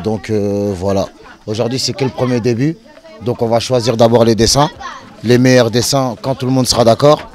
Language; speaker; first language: French; native; French